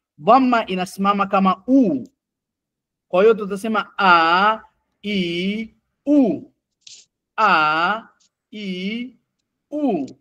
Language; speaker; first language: Swahili; native; Swahili